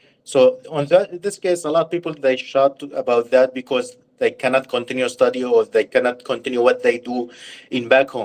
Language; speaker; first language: English; non-native, learner; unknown